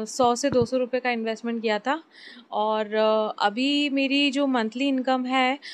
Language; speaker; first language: Hindi; native; Hindi